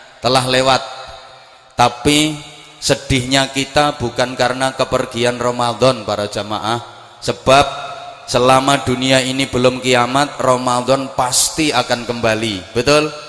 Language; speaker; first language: Indonesian; non-native, local second language; Javanese